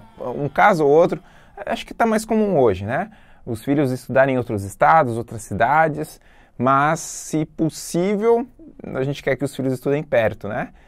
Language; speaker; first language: Portuguese; native; Portuguese